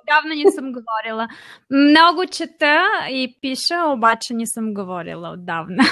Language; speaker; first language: Bulgarian; non-native, fluent; Armenian